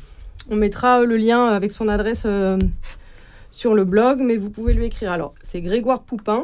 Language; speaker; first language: French; native; French